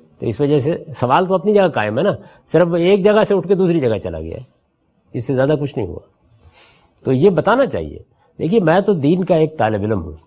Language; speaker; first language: Urdu; native; Urdu